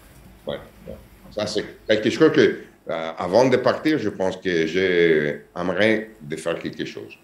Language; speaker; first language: French; non-native, learner; Italian